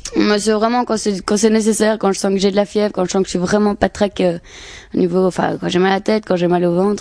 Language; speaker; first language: French; native; French